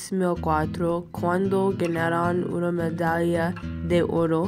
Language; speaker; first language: Spanish; non-native, learner; English